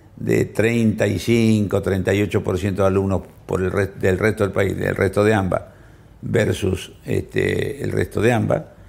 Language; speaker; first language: Spanish; native; Spanish